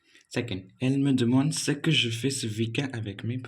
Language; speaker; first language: French; non-native, fluent; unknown